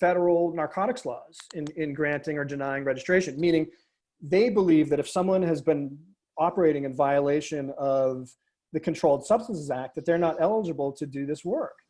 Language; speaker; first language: English; native; English